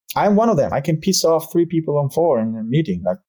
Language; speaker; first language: English; non-native, fluent; Albanian